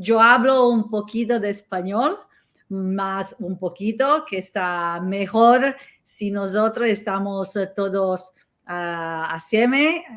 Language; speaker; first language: Spanish; non-native, learner; Italian